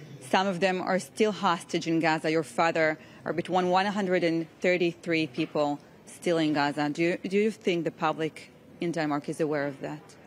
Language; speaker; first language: English; non-native, fluent; Hebrew